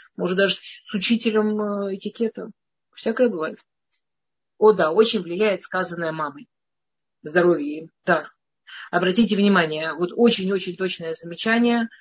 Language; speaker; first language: Russian; early bilingual, heritage; Russian